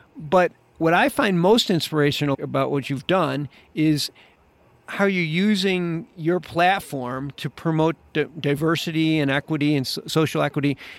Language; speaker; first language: English; native; English